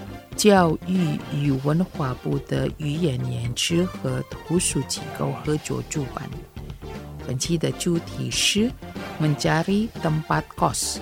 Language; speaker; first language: Chinese; non-native, fluent; Indonesian